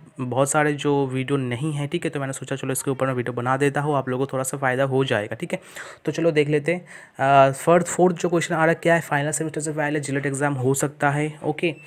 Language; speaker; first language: Hindi; non-native, local second language; Bangla